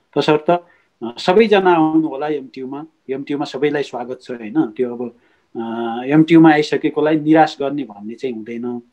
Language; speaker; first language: Nepali; native; Nepali